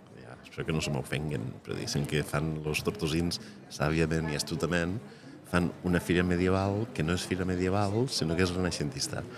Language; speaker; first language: Catalan; native; Catalan